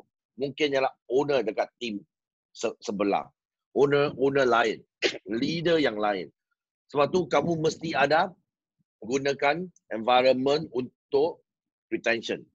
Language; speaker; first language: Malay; non-native, local second language; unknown